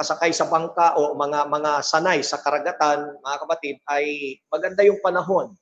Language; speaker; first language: Filipino; native; Filipino